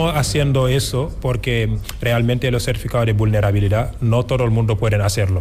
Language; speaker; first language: Spanish; non-native, fluent; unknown